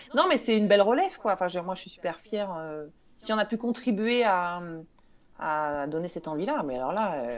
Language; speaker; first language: French; native; French